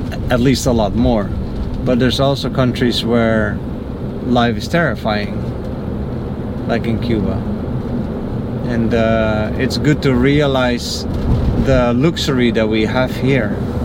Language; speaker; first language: English; non-native, fluent; Dutch